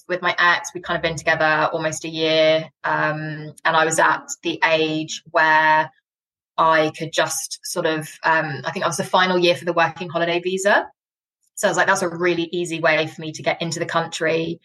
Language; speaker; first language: English; native; English